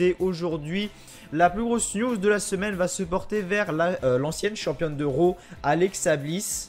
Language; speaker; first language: French; native; French